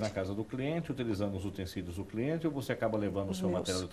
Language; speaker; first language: Portuguese; native; Portuguese